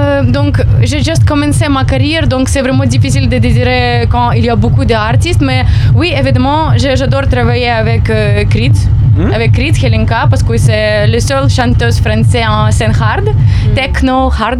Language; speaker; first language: French; non-native, learner; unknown